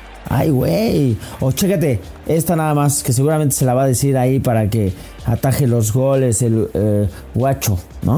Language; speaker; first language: Spanish; native; Spanish